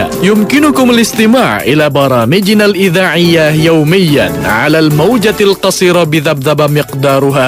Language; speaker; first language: Arabic; non-native, fluent; Indonesian